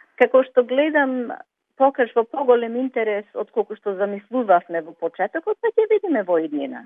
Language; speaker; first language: Macedonian; early bilingual, heritage; Macedonian